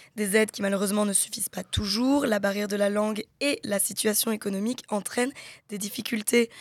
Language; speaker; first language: French; native; French